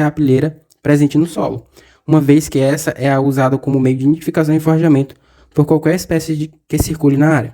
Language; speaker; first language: Portuguese; native; Portuguese